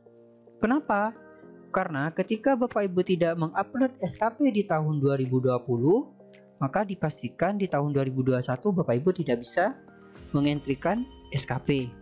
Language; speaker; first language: Indonesian; native; Indonesian